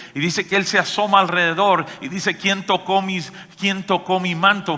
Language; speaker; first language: Spanish; native; Spanish